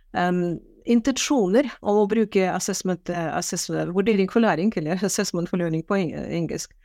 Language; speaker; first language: Norwegian; non-native, fluent; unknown